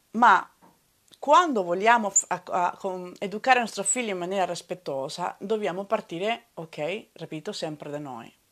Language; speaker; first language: Italian; non-native, fluent; Spanish